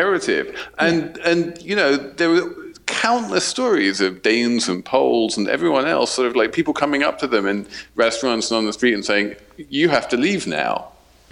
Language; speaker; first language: English; native; English